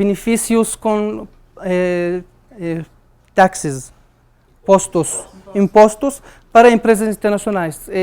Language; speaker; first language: Portuguese; non-native, learner; Arabic